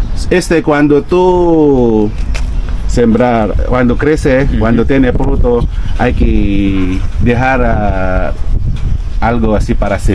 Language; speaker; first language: Spanish; non-native, learner; Filipino